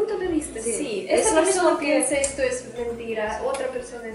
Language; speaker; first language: Spanish; non-native, fluent; Russian